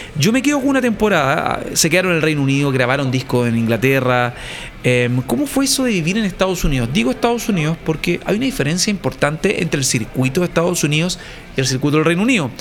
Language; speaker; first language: Spanish; native; Spanish